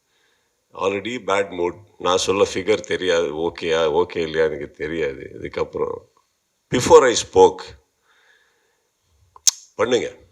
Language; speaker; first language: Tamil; non-native, learner; Kannada